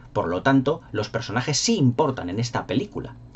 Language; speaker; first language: Spanish; native; Spanish